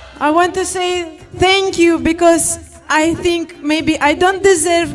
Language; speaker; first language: English; non-native, learner; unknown